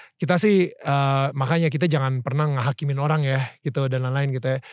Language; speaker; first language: Indonesian; native; Indonesian